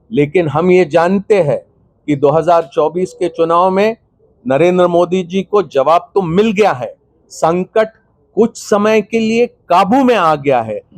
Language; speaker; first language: Hindi; non-native, local second language; Gujarati